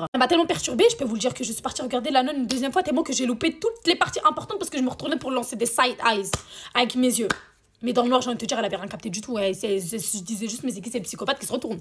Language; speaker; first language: French; native; French